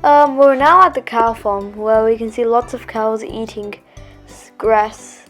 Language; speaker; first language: English; early bilingual, other home language; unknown